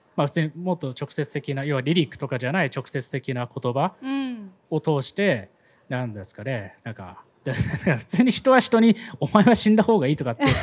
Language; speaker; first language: Japanese; native; Japanese